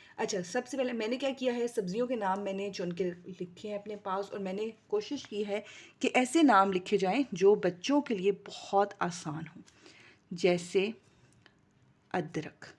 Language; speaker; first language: Urdu; native; Urdu